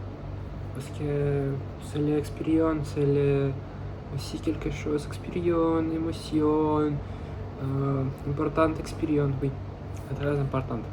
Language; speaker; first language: French; non-native, learner; Russian